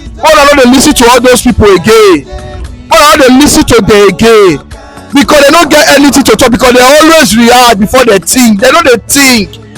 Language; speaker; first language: Nigerian Pidgin; native; Nigerian Pidgin